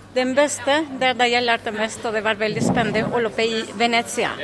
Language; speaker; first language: Norwegian; non-native, fluent; Spanish